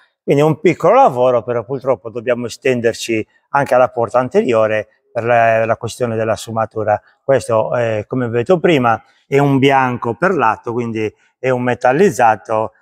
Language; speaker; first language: Italian; native; Italian